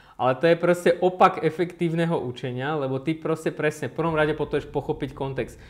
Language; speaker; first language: Slovak; early bilingual, other home language; Armenian